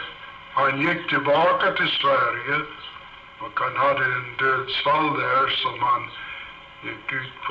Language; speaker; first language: Swedish; early bilingual, heritage; Swedish